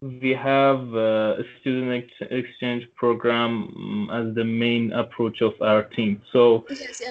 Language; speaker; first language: English; non-native, local second language; Turkish